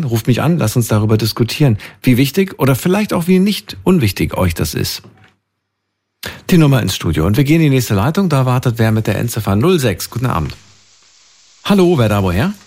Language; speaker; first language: German; native; German